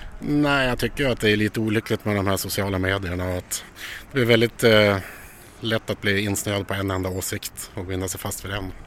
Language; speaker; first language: Swedish; native; Swedish